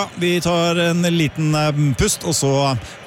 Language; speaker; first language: Norwegian; native; Norwegian